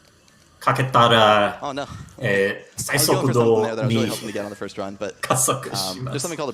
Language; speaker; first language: Japanese; non-native, learner; English